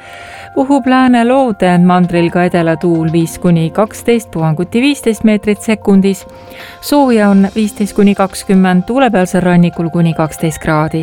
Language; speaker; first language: Estonian; native; Estonian